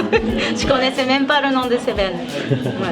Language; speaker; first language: French; non-native, fluent; Japanese